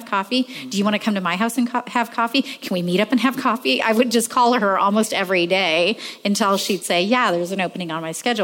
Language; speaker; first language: English; native; English